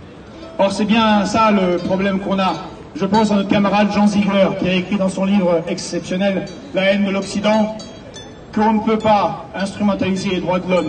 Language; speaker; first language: French; native; French